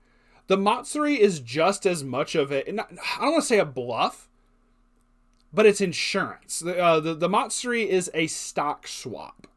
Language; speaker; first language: English; native; English